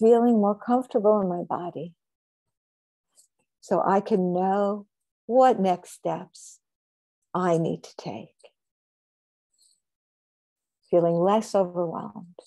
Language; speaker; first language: English; native; English